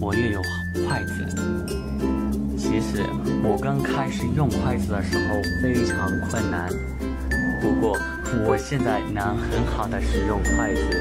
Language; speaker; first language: Chinese; non-native, fluent; Spanish